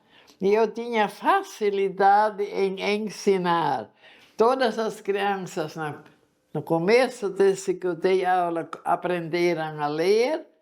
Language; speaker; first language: Portuguese; non-native, local second language; German